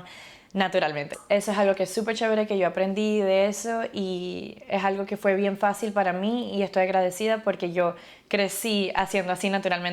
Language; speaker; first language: Spanish; early bilingual, other home language; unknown